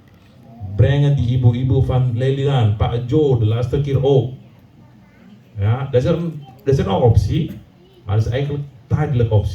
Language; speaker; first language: Dutch; non-native, learner; Indonesian